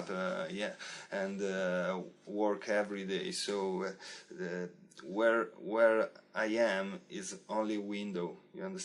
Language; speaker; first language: English; non-native, learner; Italian